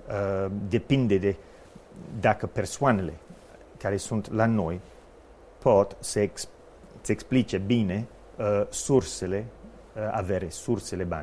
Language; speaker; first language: Romanian; non-native, fluent; English